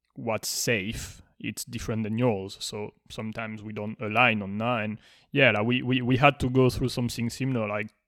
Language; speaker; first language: English; non-native, fluent; Spanish